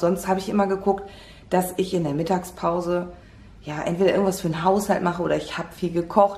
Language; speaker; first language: German; native; German